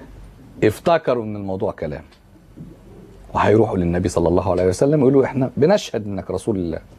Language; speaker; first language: Arabic; native; Arabic